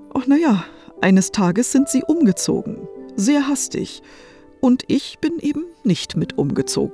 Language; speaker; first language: German; native; German